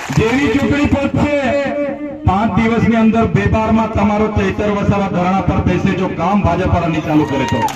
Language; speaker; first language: Gujarati; non-native, local second language; Vasavi